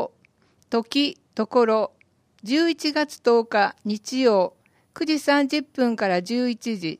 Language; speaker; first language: Japanese; native; Japanese